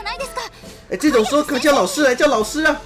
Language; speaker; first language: Chinese; native; Chinese